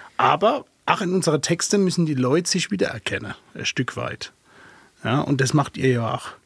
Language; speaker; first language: German; early bilingual, other home language; Arabic